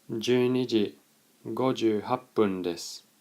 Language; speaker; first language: Japanese; non-native, fluent; English